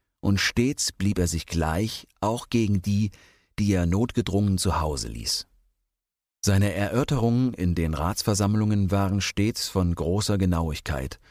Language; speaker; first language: German; native; German